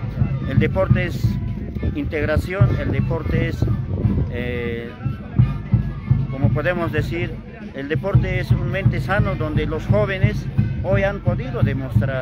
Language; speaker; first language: Spanish; non-native, local second language; Aymara